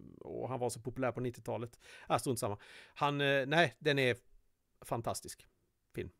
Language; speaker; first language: Swedish; native; Swedish